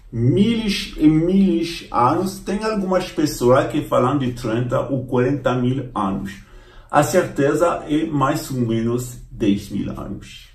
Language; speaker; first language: Portuguese; non-native, fluent; French